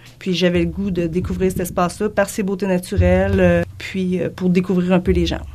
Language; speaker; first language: French; native; French